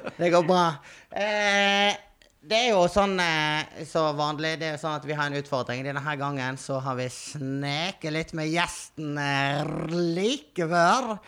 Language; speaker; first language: Norwegian; native; Norwegian